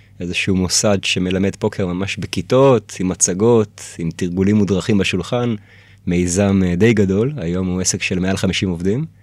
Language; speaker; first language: Hebrew; early bilingual, other home language; Russian